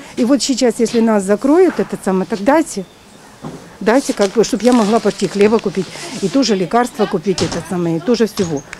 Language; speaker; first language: Russian; native; Russian